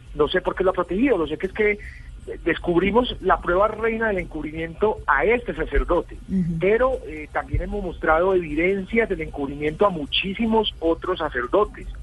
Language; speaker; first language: Spanish; native; Spanish